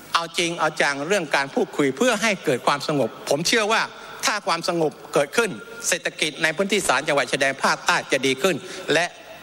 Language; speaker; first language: Thai; non-native, local second language; Malay